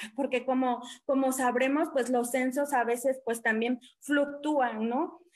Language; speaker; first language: Spanish; non-native, local second language; Nahuatl languages